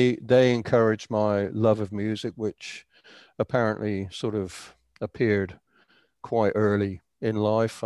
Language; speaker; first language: English; native; English